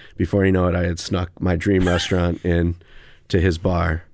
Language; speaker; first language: English; native; English